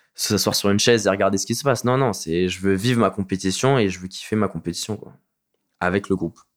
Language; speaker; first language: French; native; French